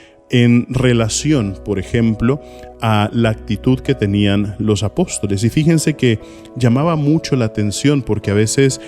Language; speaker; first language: Spanish; native; Spanish